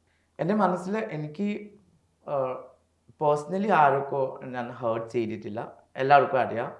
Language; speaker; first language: Malayalam; non-native, learner; Assamese